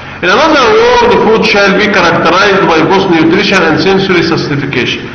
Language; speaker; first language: English; non-native, fluent; Arabic